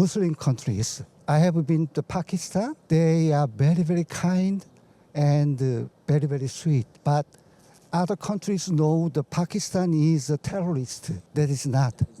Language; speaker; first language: English; non-native, learner; Korean